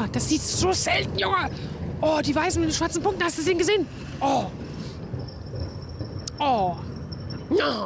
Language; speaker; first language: German; native; German